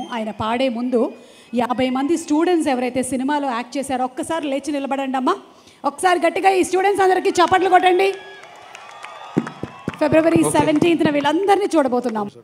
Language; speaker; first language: Telugu; native; Telugu